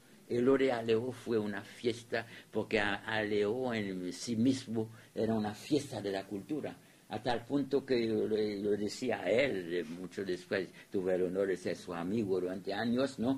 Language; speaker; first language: Spanish; non-native, fluent; French